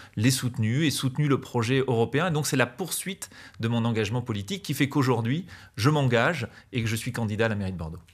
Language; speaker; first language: French; native; French